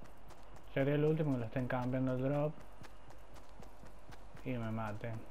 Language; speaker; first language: Spanish; native; Spanish